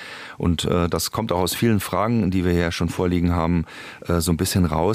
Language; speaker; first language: German; native; German